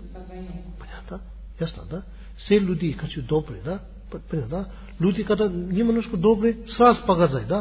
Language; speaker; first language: Russian; non-native, learner; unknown